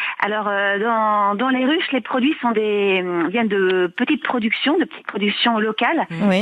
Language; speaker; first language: French; native; French